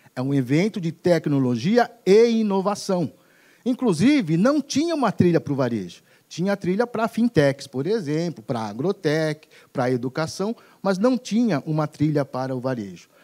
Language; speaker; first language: Portuguese; native; Portuguese